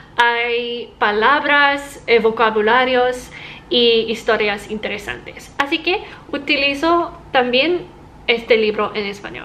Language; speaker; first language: Spanish; non-native, learner; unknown